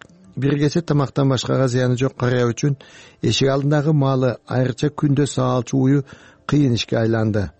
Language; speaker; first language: Kyrgyz; native; Kyrgyz